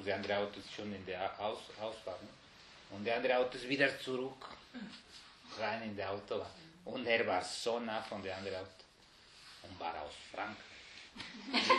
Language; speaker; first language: German; non-native, fluent; Spanish